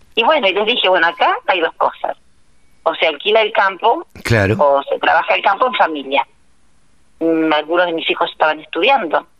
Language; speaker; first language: Spanish; native; Spanish